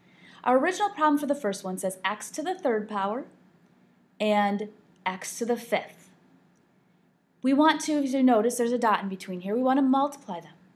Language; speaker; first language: English; native; English